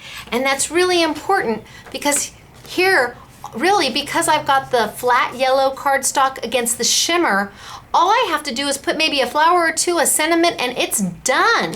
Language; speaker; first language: English; native; English